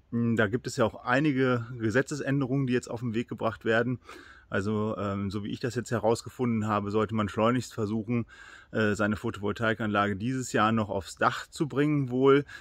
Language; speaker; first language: German; native; German